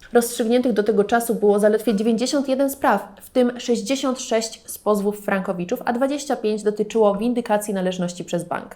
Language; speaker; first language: Polish; native; Polish